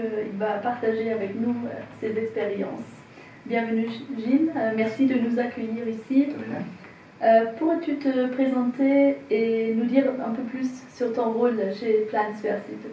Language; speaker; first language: French; non-native, fluent; German